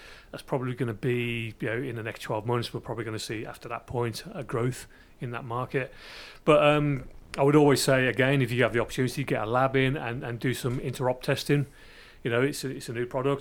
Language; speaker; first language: English; native; English